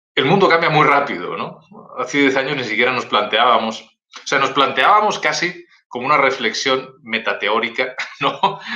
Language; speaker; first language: Spanish; native; Spanish